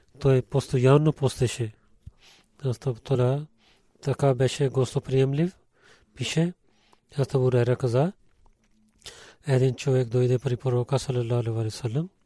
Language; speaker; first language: Bulgarian; non-native, learner; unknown